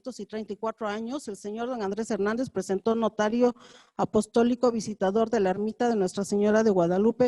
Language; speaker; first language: Spanish; native; Spanish